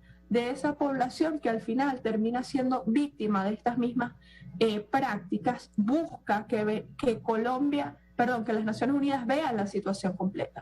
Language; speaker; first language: Spanish; native; Spanish